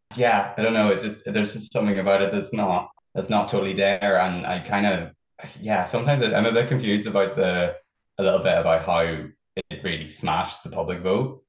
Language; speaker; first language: English; native; English